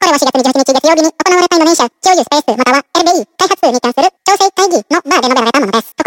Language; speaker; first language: Japanese; non-native, fluent; Indonesian